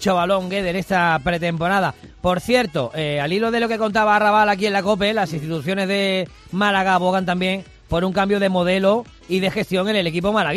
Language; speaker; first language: Spanish; native; Spanish